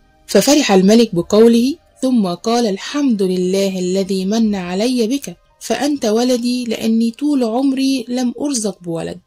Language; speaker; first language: Arabic; native; Arabic